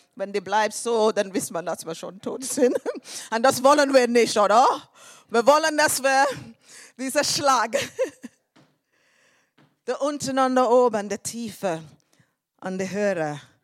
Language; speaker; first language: German; non-native, fluent; English